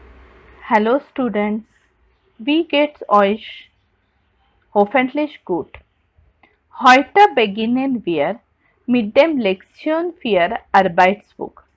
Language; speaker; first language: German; non-native, learner; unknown